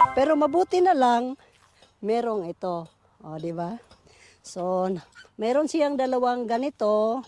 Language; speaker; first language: Filipino; non-native, local second language; Cebuano